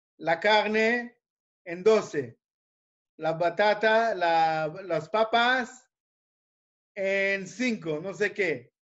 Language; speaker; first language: Spanish; non-native, fluent; Hebrew